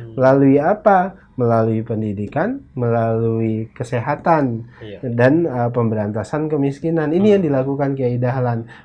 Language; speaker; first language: Indonesian; native; Indonesian